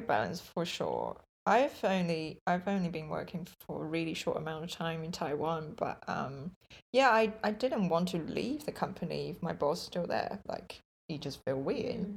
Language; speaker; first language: English; non-native, fluent; Chinese